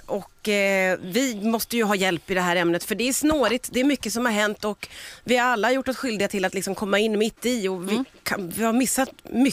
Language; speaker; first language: Swedish; native; Swedish